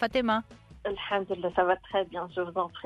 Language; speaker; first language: French; non-native, local second language; Arabic